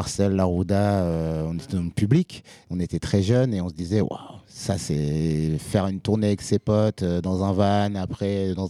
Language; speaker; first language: French; native; French